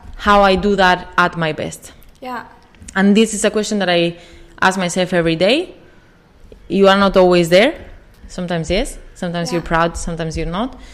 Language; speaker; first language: English; non-native, fluent; Spanish